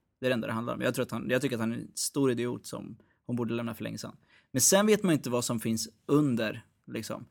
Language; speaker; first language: Swedish; early bilingual, other home language; Arabic